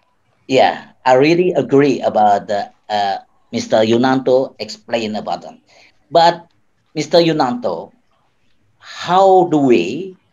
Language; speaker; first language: English; non-native, learner; Indonesian